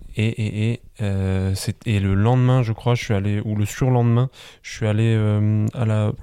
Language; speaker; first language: French; native; French